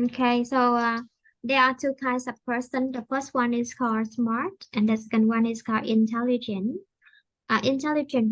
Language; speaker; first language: English; non-native, fluent; Vietnamese